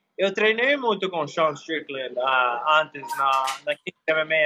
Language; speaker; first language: Portuguese; non-native, learner; English